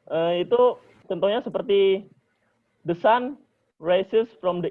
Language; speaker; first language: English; non-native, learner; Indonesian